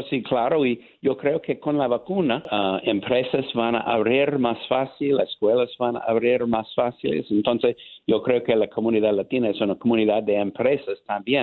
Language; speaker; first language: Spanish; non-native, learner; English